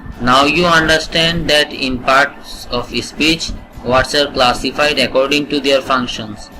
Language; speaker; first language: English; non-native, local second language; Bangla